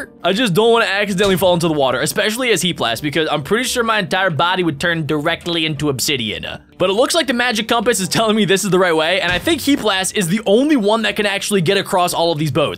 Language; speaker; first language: English; native; English